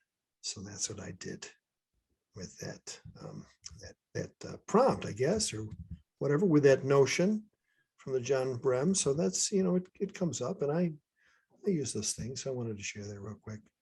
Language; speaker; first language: English; native; English